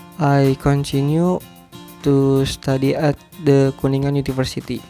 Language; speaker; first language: English; non-native, learner; Indonesian